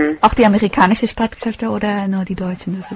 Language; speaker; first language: German; native; German